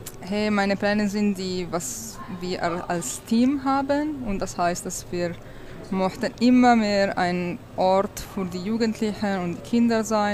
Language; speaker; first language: German; non-native, local second language; Italian